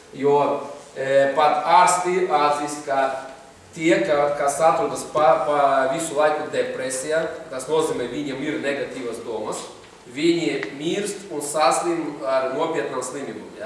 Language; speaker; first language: Latvian; non-native, local second language; Russian